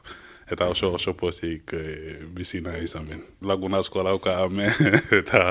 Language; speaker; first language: Basque; non-native, learner; Serer